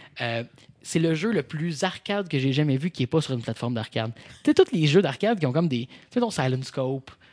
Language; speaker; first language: French; native; French